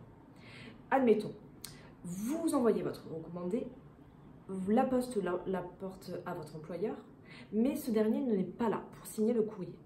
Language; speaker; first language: French; native; French